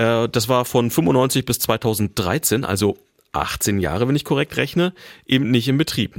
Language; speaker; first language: German; native; German